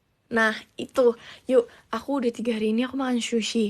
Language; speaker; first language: Indonesian; native; Indonesian